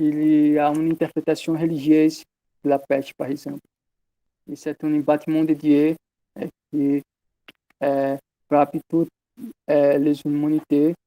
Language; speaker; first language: French; non-native, learner; Portuguese